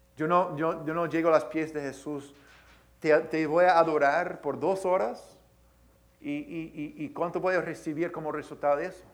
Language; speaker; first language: Spanish; early bilingual, heritage; Spanish